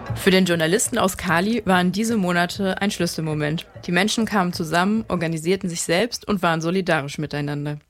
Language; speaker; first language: German; native; German